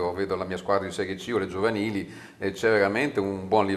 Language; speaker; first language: Italian; native; Italian